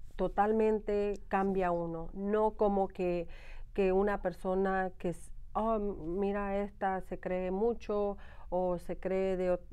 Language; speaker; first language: Spanish; early bilingual, heritage; Spanish